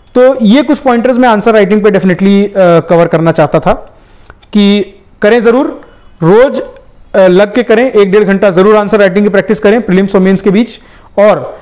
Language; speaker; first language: Hindi; native; Hindi